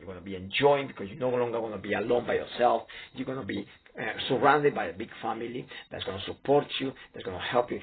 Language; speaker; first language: English; non-native, fluent; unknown